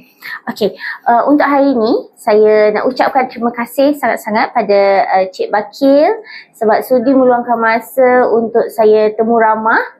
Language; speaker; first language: Malay; native; Malay